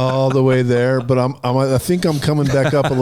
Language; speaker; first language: English; native; English